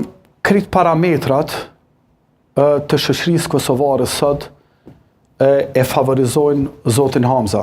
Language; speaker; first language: Albanian; native; Albanian